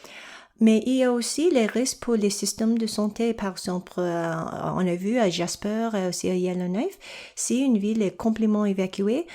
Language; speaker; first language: French; non-native, local second language; English